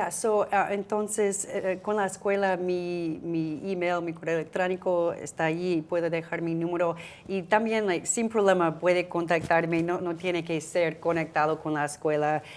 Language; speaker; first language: Spanish; non-native, fluent; English